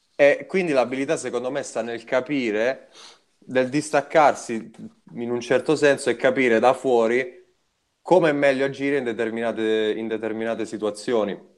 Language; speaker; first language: Italian; native; Italian